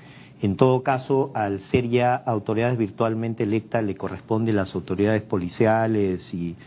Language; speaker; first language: Spanish; native; Spanish